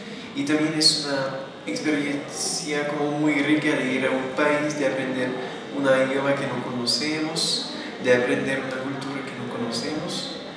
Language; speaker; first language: Spanish; non-native, fluent; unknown